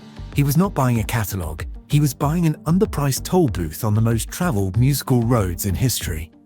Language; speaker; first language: English; native; English